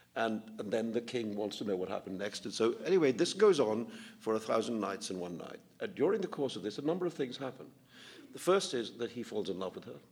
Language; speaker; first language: English; non-native, local second language; Urdu